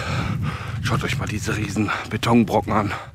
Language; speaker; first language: German; native; German